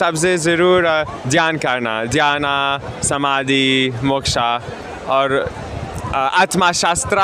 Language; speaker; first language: Hindi; non-native, learner; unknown